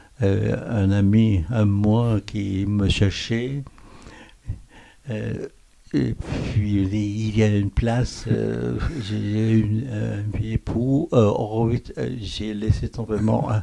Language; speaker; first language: French; non-native, fluent; Korean